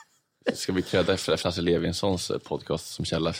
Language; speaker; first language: Swedish; native; Swedish